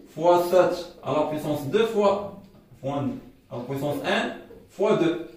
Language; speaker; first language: French; non-native, local second language; Arabic